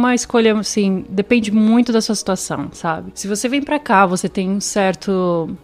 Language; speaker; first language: Portuguese; native; Portuguese